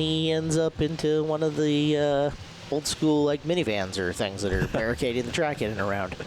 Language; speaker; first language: English; native; English